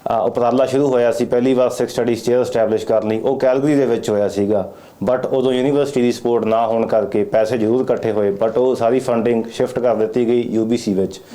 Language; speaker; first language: Punjabi; native; Punjabi